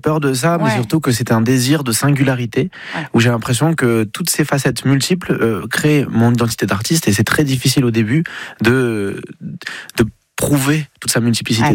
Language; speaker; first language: French; native; French